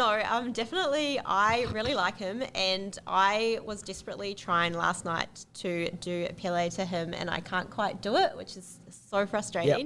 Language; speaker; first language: English; native; English